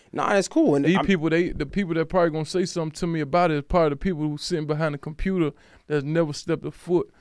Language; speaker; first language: English; native; English